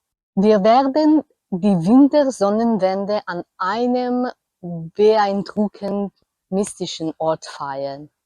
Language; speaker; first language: German; non-native, fluent; Spanish